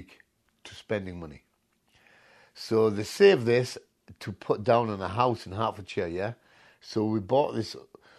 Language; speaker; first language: English; non-native, local second language; Punjabi